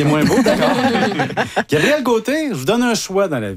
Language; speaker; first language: French; native; French